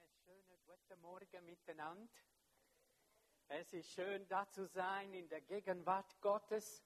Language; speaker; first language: German; non-native, fluent; French